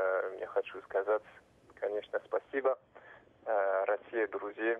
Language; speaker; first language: Russian; non-native, learner; French